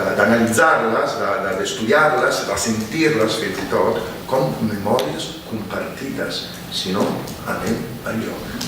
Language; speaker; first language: Catalan; non-native, fluent; Italian